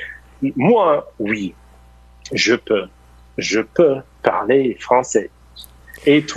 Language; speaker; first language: French; non-native, fluent; English